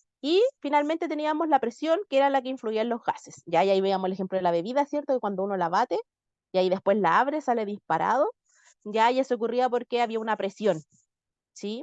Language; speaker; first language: Spanish; native; Spanish